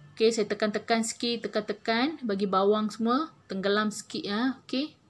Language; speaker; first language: Malay; non-native, local second language; Tamil